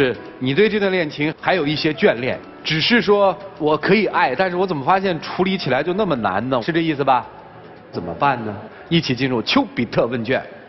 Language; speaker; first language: Chinese; native; Chinese